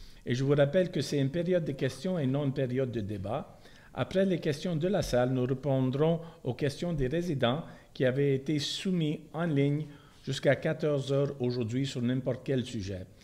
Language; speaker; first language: French; non-native, local second language; English